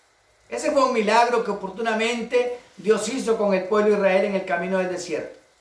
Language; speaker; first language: Spanish; native; Spanish